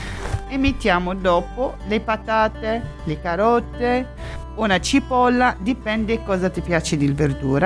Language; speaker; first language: Italian; non-native, local second language; Arabic